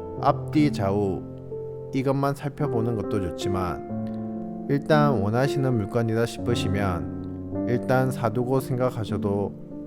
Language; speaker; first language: Korean; native; Korean